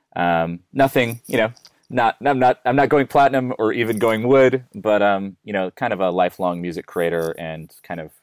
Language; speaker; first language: English; native; English